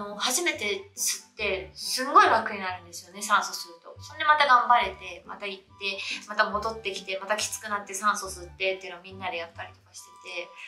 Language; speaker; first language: Japanese; early bilingual, other home language; Vietnamese